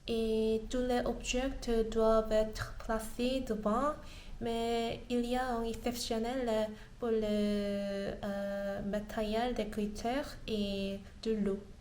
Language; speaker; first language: French; non-native, learner; Korean